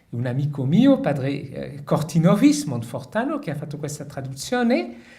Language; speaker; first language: Italian; non-native, fluent; French